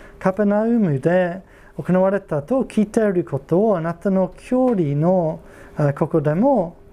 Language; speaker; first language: Japanese; non-native, fluent; English